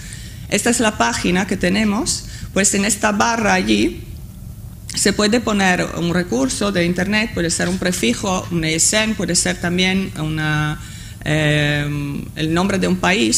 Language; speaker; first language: Spanish; non-native, fluent; Italian